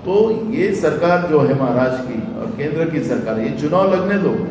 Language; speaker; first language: Hindi; non-native, local second language; Marathi